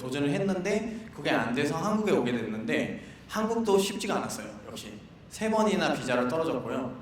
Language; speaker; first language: Korean; non-native, fluent; Nepali